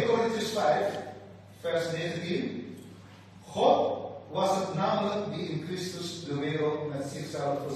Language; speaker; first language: Dutch; non-native, fluent; Indonesian